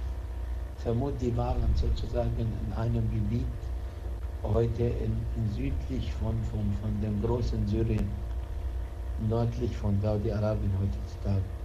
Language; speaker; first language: German; non-native, fluent; Arabic